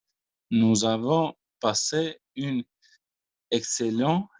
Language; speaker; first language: French; non-native, learner; Albanian